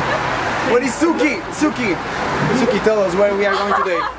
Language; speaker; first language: English; non-native, learner; Spanish